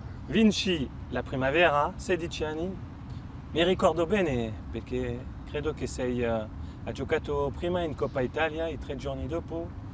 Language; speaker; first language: Italian; non-native, fluent; French